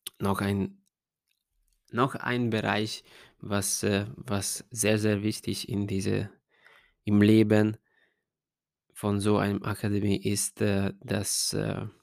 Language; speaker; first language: German; non-native, fluent; Hungarian